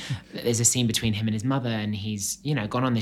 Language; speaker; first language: English; native; English